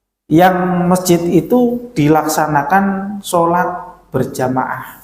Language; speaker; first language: Indonesian; non-native, local second language; Javanese